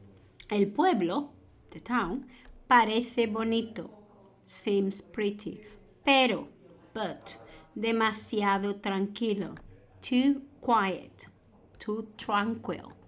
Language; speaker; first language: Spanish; non-native, fluent; English